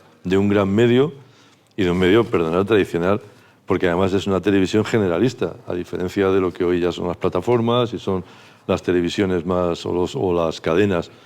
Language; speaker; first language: Spanish; native; Spanish